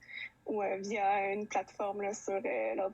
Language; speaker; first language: French; native; French